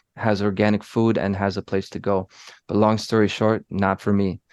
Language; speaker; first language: English; early bilingual, other home language; Polish